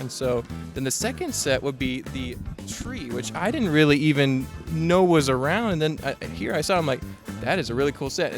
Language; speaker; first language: English; native; English